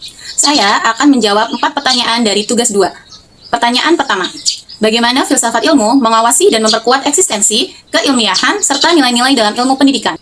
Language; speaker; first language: Indonesian; native; Indonesian